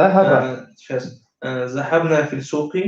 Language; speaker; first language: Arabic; non-native, learner; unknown